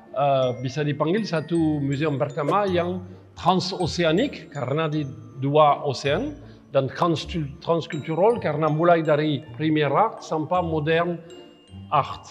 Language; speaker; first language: Indonesian; non-native, fluent; French